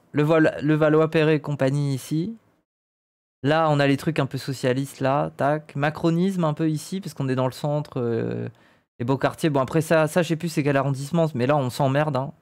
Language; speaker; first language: French; native; French